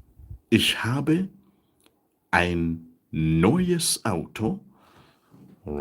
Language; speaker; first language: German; non-native, fluent; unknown